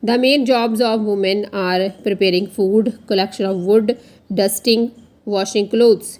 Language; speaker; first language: English; non-native, local second language; Punjabi